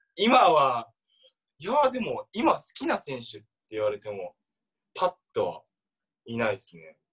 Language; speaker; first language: Japanese; native; Japanese